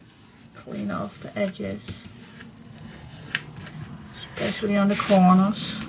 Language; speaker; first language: English; non-native, fluent; Dutch